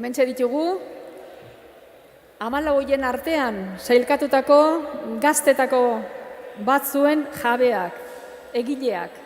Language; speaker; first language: Basque; native; Basque